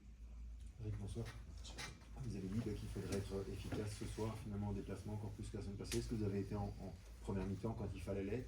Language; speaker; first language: French; native; French